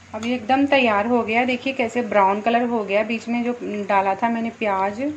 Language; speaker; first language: Hindi; non-native, local second language; Punjabi